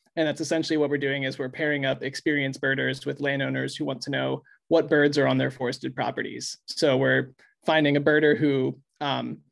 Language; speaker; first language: English; native; English